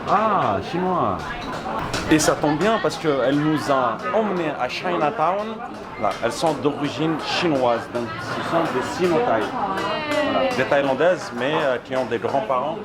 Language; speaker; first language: French; native; French